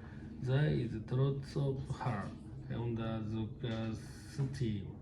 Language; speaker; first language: Dutch; non-native, learner; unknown